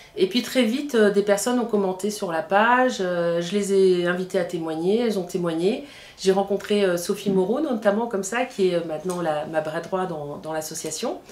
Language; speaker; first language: French; native; French